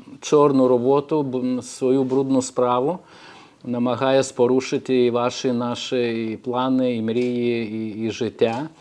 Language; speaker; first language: Ukrainian; non-native, fluent; Lithuanian